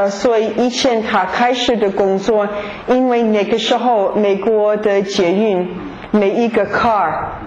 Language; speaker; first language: Chinese; non-native, fluent; English